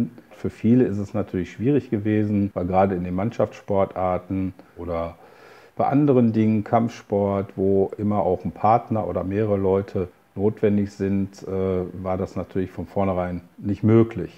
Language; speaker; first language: German; native; German